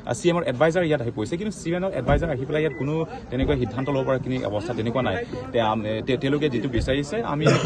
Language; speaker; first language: Assamese; non-native, local second language; Karbi